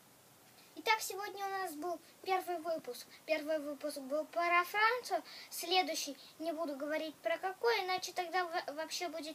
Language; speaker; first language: Russian; native; Russian